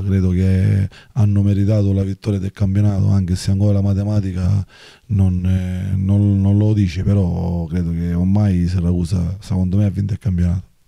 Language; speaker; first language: Italian; native; Italian